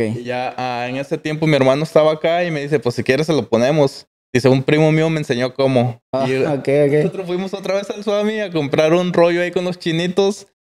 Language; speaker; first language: Spanish; native; Spanish